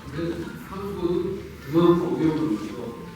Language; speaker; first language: Korean; native; Korean